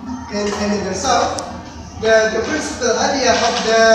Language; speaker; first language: English; non-native, learner; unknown